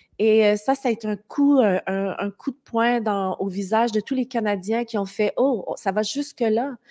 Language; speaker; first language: French; native; French